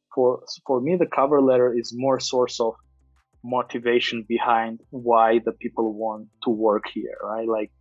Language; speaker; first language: English; non-native, fluent; Armenian